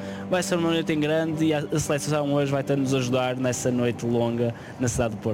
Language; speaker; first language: Portuguese; native; Portuguese